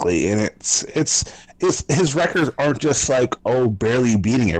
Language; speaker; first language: English; native; English